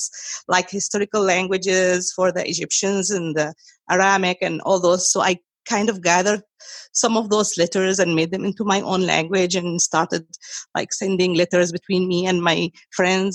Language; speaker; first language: English; non-native, fluent; Arabic